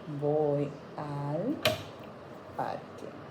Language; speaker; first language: Spanish; non-native, fluent; English